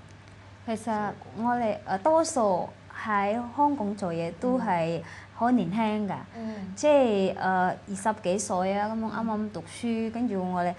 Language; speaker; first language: Cantonese; non-native, fluent; Indonesian